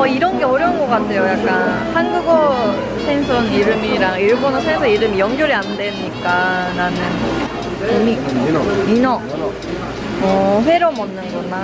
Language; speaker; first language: Korean; non-native, fluent; Japanese